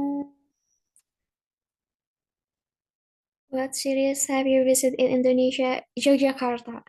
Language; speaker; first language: English; non-native, learner; Indonesian